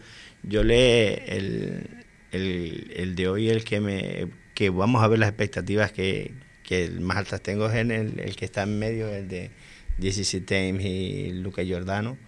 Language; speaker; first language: Spanish; native; Spanish